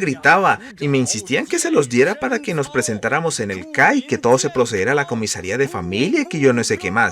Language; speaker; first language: Spanish; native; Spanish